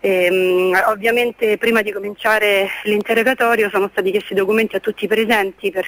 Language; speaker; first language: Italian; native; Italian